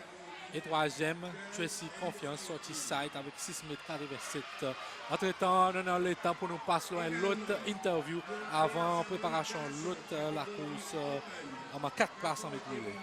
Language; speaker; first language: French; non-native, learner; Seselwa Creole French